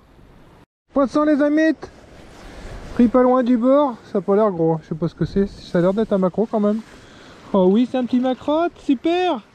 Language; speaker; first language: French; native; French